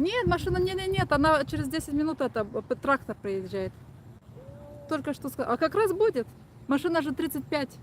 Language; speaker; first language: Russian; non-native, local second language; Romanian